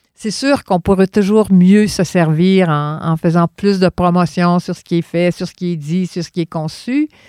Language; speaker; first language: French; native; French